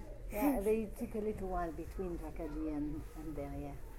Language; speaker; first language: English; native; English